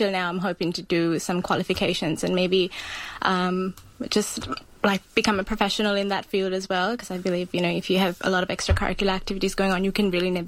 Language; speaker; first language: English; non-native, local second language; Sinhala